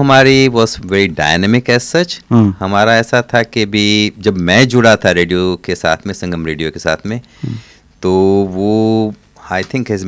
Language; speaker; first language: Hindi; non-native, local second language; Punjabi